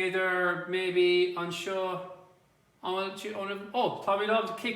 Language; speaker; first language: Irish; non-native, local second language; English